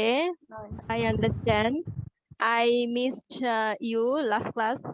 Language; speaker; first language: English; non-native, learner; Bangla